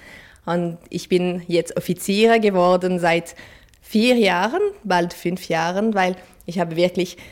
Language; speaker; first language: German; non-native, fluent; French